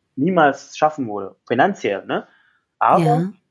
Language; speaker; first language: German; non-native, fluent; Indonesian